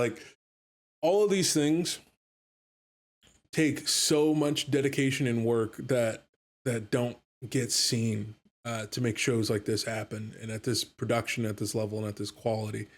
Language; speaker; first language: English; native; English